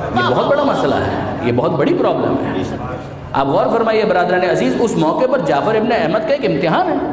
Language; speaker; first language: Urdu; non-native, local second language; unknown